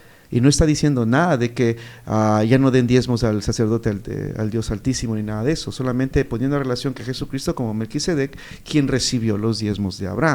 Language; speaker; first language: Spanish; native; Spanish